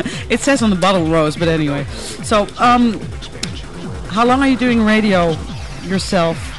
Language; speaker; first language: English; non-native, fluent; Dutch